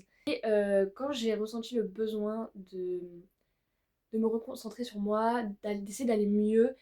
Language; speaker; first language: French; native; French